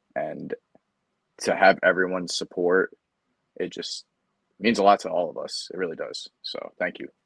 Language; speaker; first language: English; native; English